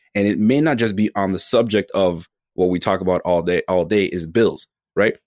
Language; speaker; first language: English; native; English